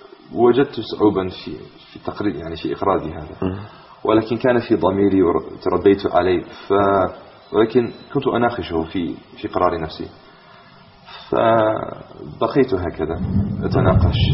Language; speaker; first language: Arabic; non-native, fluent; English